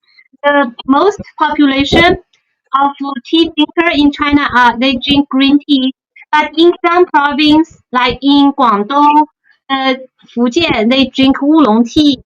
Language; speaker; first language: English; non-native, fluent; Chinese